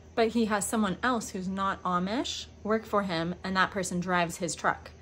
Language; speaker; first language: English; native; English